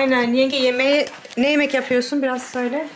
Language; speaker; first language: Turkish; native; Turkish